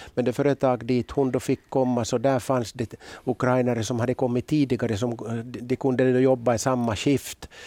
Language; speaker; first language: Swedish; native; Swedish